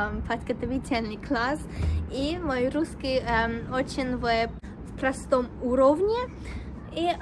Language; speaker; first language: Russian; non-native, learner; Turkish